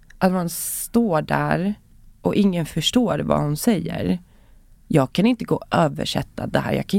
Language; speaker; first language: Swedish; early bilingual, other home language; Estonian